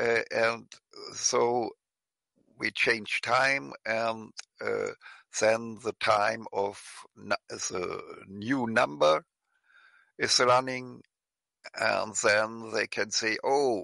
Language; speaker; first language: English; non-native, fluent; German